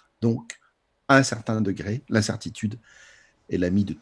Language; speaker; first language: French; native; French